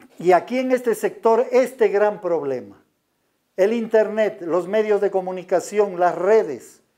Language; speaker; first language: Spanish; native; Spanish